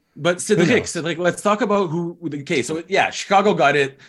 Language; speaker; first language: English; native; English